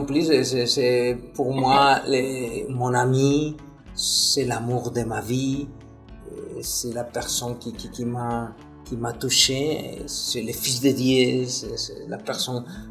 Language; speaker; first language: French; non-native, fluent; Spanish